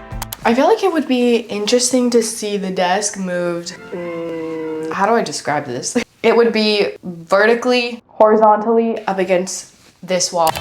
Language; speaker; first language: English; native; English